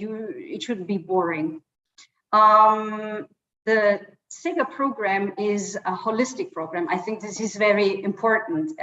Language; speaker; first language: English; non-native, fluent; German